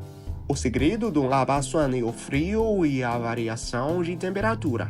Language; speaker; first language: Portuguese; non-native, learner; Chinese